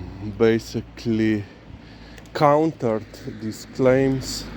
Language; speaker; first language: English; non-native, fluent; Slovenian